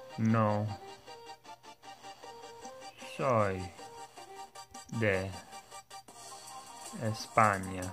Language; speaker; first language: Spanish; non-native, learner; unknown